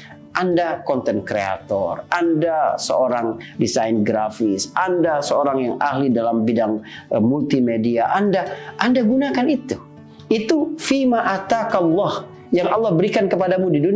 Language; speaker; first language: Indonesian; native; Indonesian